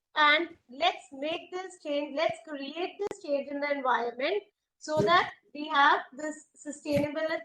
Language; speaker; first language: English; non-native, local second language; Punjabi